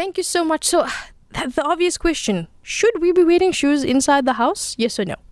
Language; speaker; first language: English; native; English